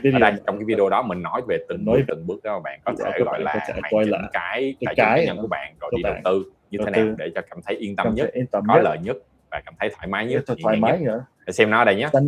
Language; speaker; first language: Vietnamese; native; Vietnamese